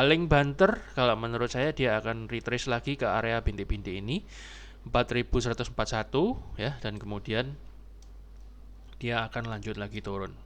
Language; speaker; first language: Indonesian; native; Indonesian